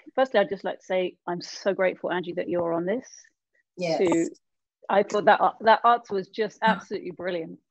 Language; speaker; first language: English; native; English